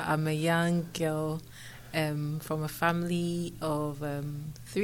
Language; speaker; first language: English; non-native, local second language; Akan